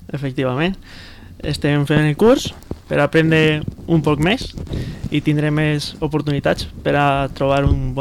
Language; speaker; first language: Catalan; native; Catalan